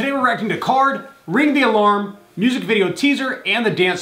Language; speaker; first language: English; native; English